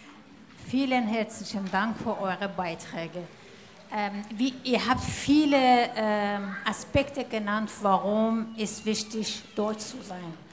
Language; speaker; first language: German; non-native, fluent; Persian